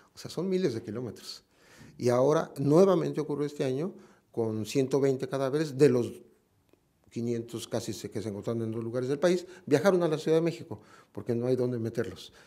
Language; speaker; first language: Spanish; native; Spanish